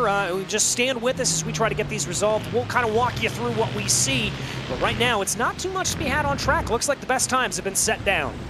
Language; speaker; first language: English; native; English